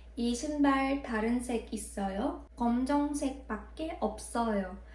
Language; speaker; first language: Korean; non-native, fluent; Ukrainian